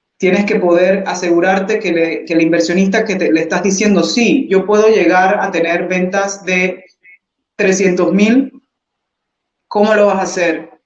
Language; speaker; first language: Spanish; early bilingual, heritage; English